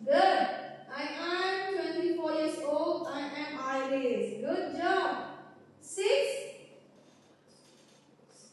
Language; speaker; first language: English; non-native, fluent; Indonesian